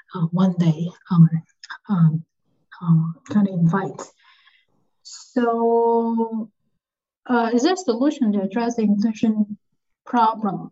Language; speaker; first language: English; non-native, local second language; Cantonese